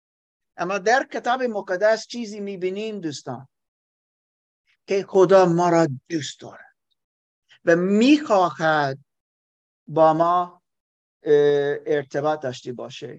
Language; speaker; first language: Persian; non-native, fluent; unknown